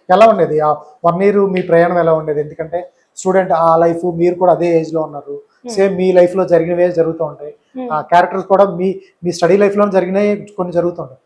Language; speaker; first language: Telugu; native; Telugu